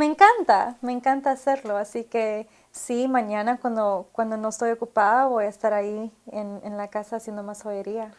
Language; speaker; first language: Spanish; early bilingual, other home language; English